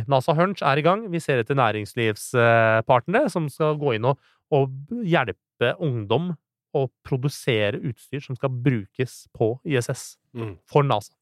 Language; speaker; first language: Norwegian; early bilingual, other home language; Persian